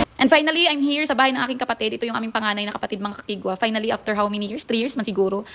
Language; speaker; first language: Filipino; non-native, local second language; Cebuano